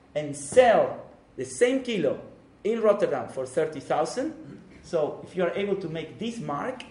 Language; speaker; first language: English; non-native, fluent; Spanish